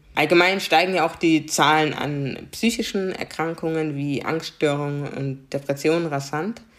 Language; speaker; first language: German; native; German